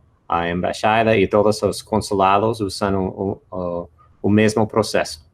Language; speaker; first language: Portuguese; non-native, fluent; English